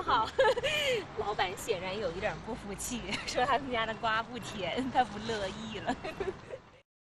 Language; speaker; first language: Chinese; native; Chinese